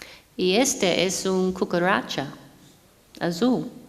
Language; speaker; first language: Spanish; non-native, fluent; English